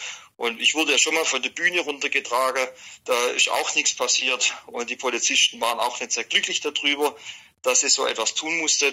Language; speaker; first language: German; native; German